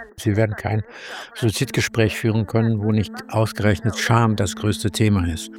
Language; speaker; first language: German; native; German